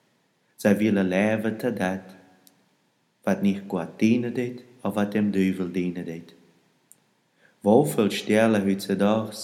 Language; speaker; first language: German; non-native, learner; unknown